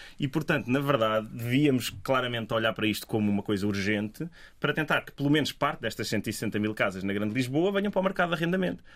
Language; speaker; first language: Portuguese; native; Portuguese